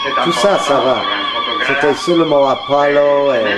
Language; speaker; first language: French; non-native, fluent; English